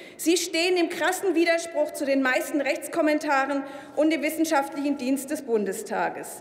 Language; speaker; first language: German; native; German